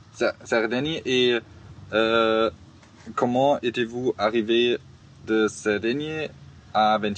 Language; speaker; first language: French; non-native, learner; German